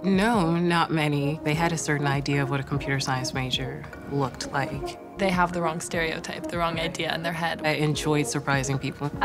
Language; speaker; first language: English; non-native, local second language; Yoruba